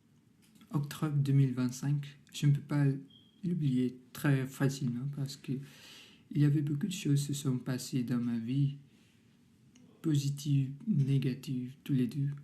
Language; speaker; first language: French; non-native, learner; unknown